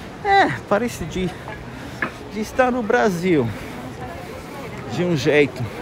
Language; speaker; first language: Portuguese; non-native, fluent; Italian